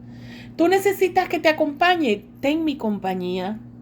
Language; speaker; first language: Spanish; native; Spanish